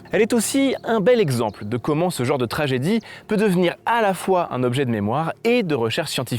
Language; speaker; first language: French; native; French